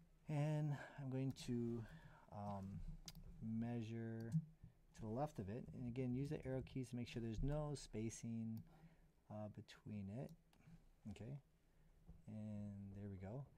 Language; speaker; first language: English; native; English